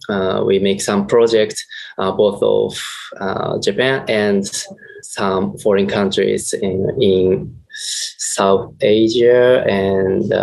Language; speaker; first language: English; non-native, learner; Japanese